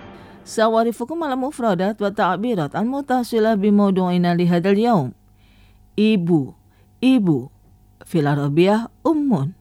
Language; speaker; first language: Arabic; non-native, fluent; Indonesian